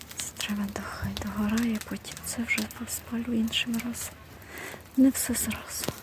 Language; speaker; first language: Ukrainian; native; Ukrainian